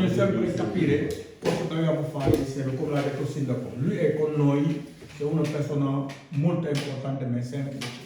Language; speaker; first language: Italian; non-native, learner; Wolof